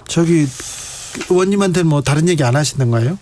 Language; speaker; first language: Korean; native; Korean